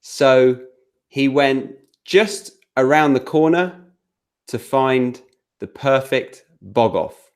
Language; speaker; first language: English; native; English